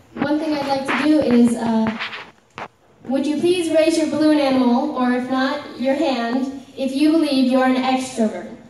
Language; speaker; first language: English; native; English